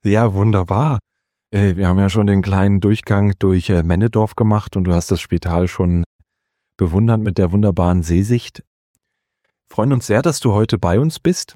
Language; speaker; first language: German; native; German